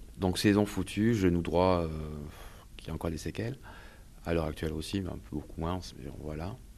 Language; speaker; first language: French; native; French